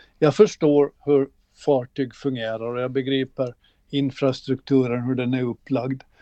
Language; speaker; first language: Swedish; native; Swedish